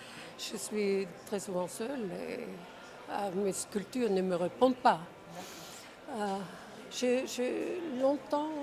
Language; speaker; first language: French; non-native, fluent; Czech